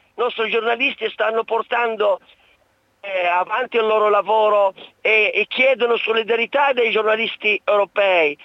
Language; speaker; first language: Italian; non-native, fluent; Arabic